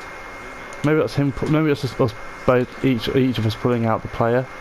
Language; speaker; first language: English; native; English